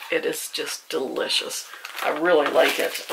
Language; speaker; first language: English; native; English